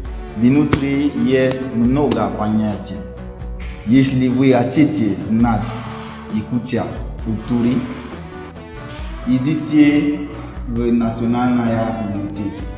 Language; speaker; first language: Russian; non-native, learner; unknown